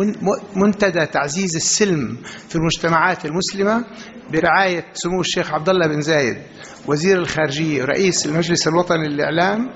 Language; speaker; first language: Arabic; native; Arabic